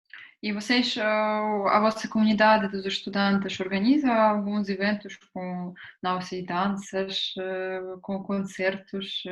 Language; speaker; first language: Portuguese; non-native, fluent; Russian